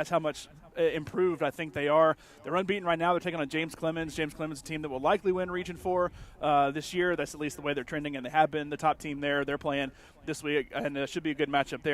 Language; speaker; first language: English; native; English